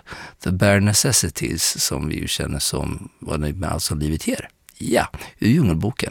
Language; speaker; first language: Swedish; native; Swedish